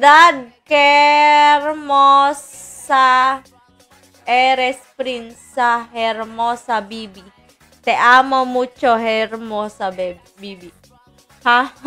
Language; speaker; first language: Spanish; non-native, learner; Filipino